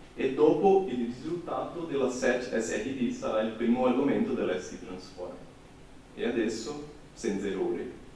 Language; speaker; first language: Italian; non-native, fluent; Portuguese